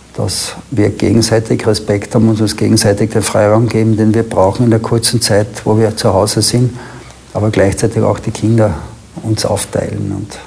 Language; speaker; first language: German; native; German